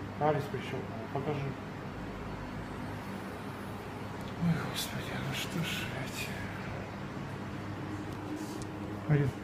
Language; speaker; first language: Russian; native; Russian